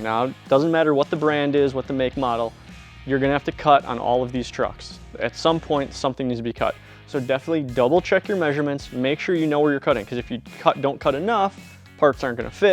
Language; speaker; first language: English; native; English